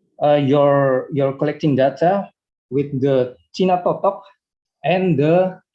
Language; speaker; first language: English; non-native, learner; Indonesian